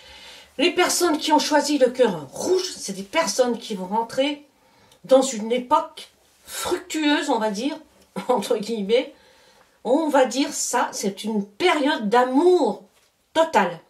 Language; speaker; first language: French; native; French